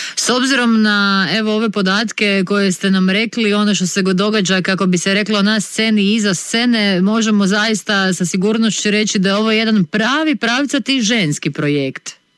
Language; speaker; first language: Bosnian; native; Bosnian